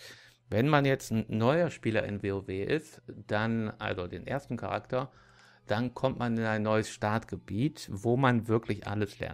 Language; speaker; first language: German; native; German